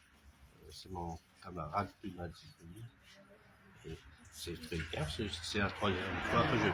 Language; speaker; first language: French; non-native, local second language; Réunion Creole French